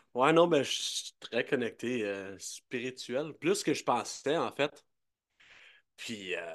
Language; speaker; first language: French; native; French